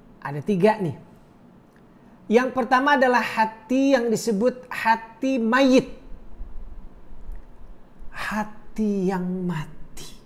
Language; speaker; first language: Indonesian; native; Indonesian